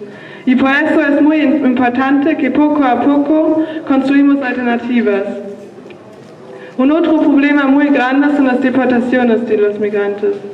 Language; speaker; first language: Spanish; non-native, learner; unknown